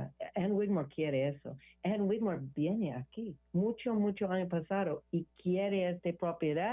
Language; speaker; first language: Spanish; non-native, learner; English